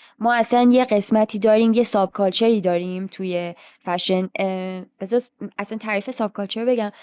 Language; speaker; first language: Persian; native; Persian